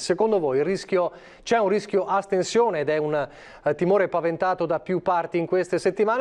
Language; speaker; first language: Italian; native; Italian